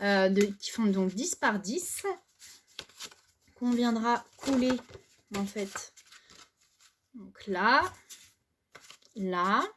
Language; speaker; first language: French; native; French